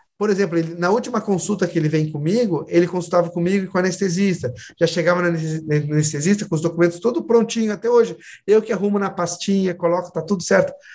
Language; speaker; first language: Portuguese; native; Portuguese